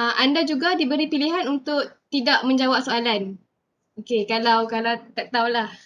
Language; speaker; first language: Malay; native; Malay